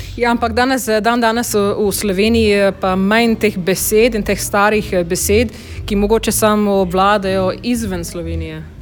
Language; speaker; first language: Slovenian; early bilingual, heritage; Slovenian